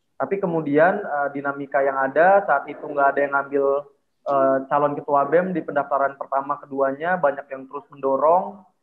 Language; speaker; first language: Indonesian; native; Indonesian